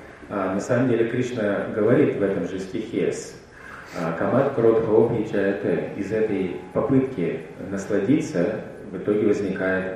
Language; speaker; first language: Russian; native; Russian